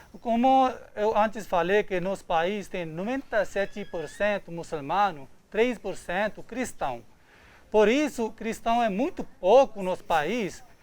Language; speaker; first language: Portuguese; non-native, learner; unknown